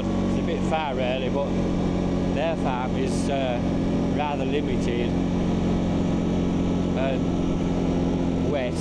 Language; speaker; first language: English; native; English